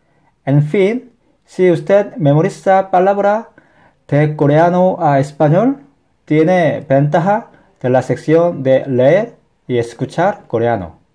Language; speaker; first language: Spanish; non-native, fluent; Korean